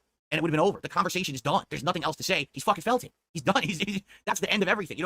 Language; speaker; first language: English; native; English